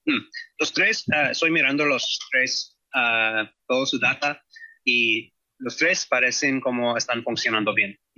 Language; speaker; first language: Spanish; non-native, fluent; English